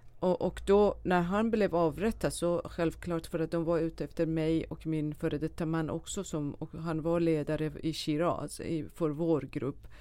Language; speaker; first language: Swedish; non-native, fluent; Persian